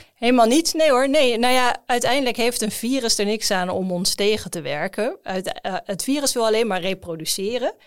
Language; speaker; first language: Dutch; native; Dutch